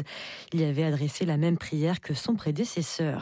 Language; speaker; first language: French; native; French